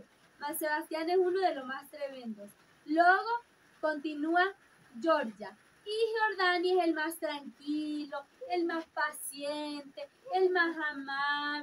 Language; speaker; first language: Spanish; non-native, fluent; Portuguese